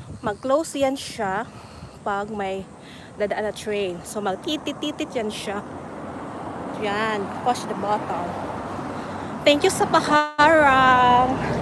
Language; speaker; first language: Filipino; non-native, local second language; Waray